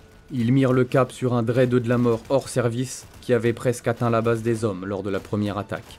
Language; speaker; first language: French; native; French